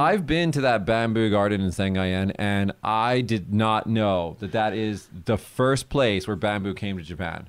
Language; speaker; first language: English; early bilingual, other home language; Japanese